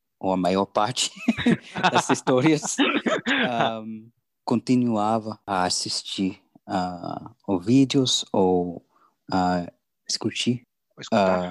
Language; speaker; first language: Portuguese; non-native, learner; English